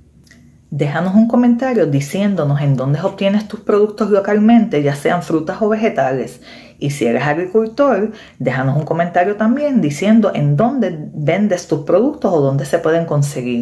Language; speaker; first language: Spanish; native; Spanish